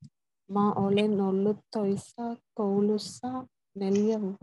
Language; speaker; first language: Finnish; non-native, learner; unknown